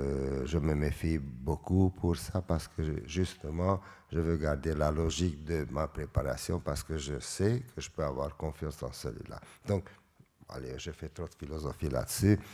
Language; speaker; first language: French; non-native, fluent; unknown